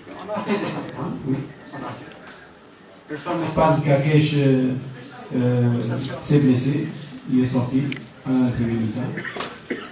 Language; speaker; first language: French; non-native, fluent; Portuguese